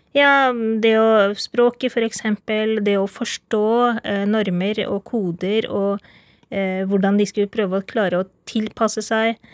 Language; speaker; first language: Norwegian; early bilingual, other home language; Urdu